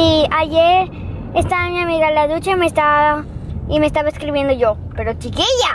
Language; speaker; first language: Spanish; early bilingual, other home language; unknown